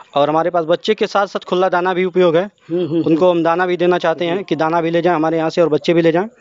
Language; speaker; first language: Hindi; native; Hindi